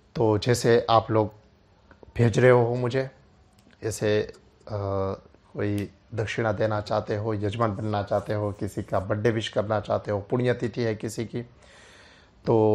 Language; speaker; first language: Hindi; non-native, local second language; Gujarati